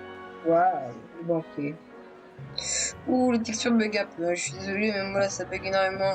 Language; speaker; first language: French; native; French